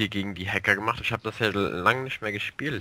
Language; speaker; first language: German; native; German